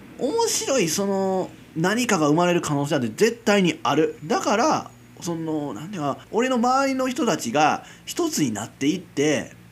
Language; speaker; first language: Japanese; native; Japanese